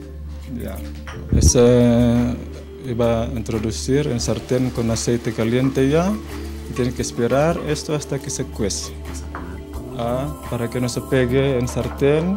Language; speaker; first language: Spanish; non-native, fluent; Indonesian